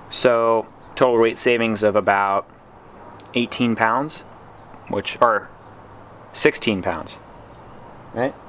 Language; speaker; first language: English; native; English